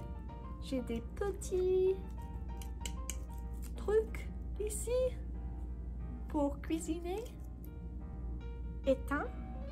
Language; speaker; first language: French; non-native, learner; English